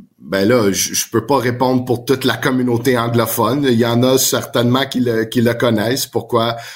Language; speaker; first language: French; non-native, local second language; English